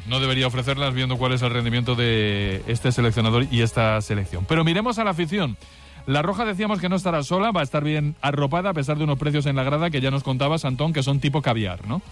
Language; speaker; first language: Spanish; native; Spanish